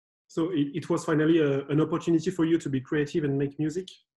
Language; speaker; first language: English; non-native, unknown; French